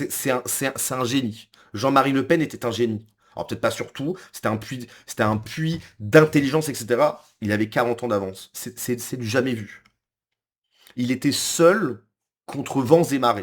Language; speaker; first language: French; native; French